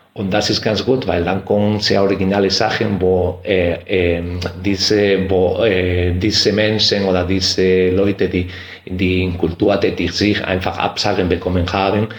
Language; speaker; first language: German; non-native, fluent; Spanish